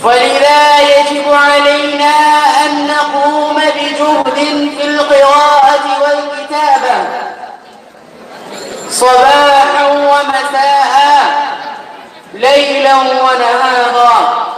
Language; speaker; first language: Arabic; non-native, learner; Urdu